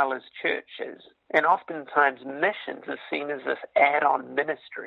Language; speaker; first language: English; native; English